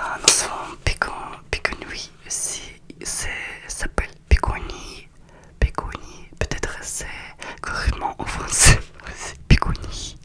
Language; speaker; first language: French; non-native, learner; Russian